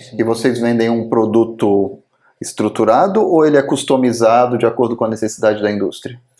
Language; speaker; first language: Portuguese; native; Portuguese